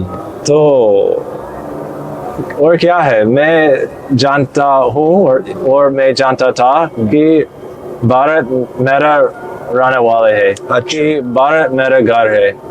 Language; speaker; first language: Hindi; non-native, learner; English